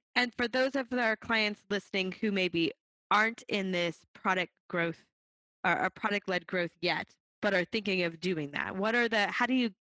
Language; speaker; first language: English; native; English